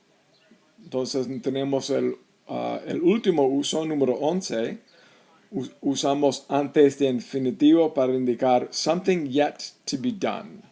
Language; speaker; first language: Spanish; non-native, fluent; English